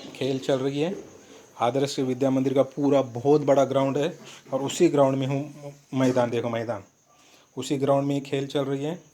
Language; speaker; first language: Hindi; non-native, local second language; Marathi